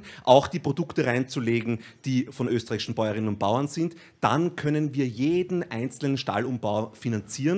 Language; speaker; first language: German; native; German